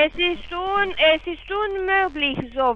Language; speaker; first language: German; non-native, fluent; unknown